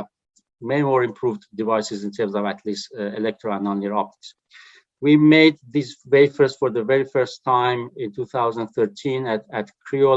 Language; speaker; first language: English; non-native, fluent; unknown